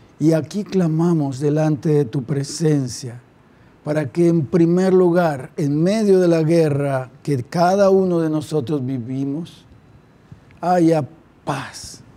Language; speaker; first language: Spanish; native; Spanish